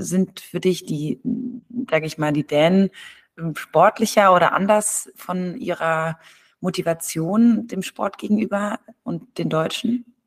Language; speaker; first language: German; native; German